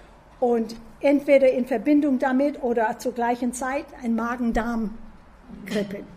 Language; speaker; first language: German; non-native, fluent; English